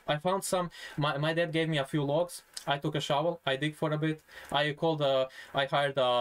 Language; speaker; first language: English; non-native, fluent; Croatian